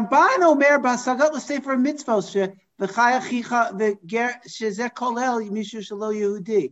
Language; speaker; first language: Hebrew; non-native, fluent; English